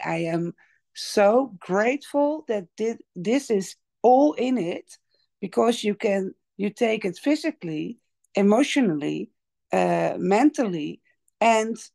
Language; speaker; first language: English; non-native, learner; Dutch